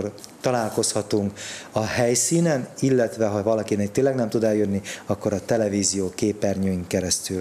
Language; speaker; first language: Hungarian; native; Hungarian